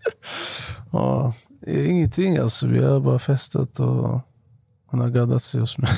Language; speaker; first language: Swedish; non-native, fluent; Arabic